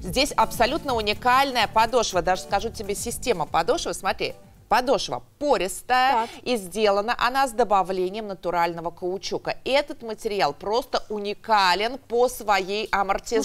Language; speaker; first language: Russian; native; Russian